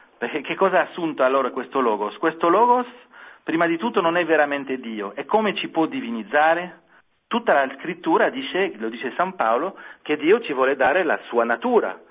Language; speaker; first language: Italian; non-native, fluent; French